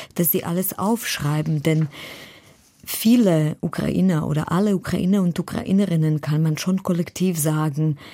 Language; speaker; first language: German; non-native, fluent; Ukrainian